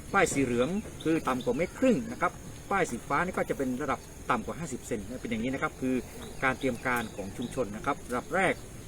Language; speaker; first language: Thai; native; Thai